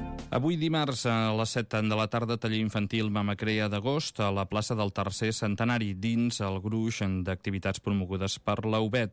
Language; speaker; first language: Catalan; native; Catalan